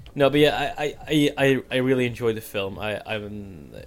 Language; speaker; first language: English; non-native, fluent; Norwegian